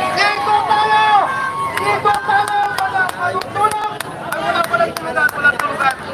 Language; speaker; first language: Filipino; non-native, local second language; Iloko